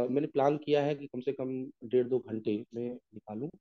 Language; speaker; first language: Hindi; native; Hindi